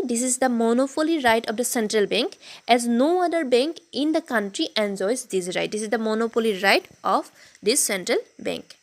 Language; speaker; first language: English; non-native, local second language; Assamese